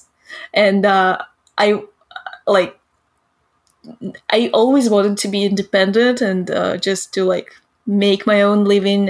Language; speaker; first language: English; non-native, fluent; Russian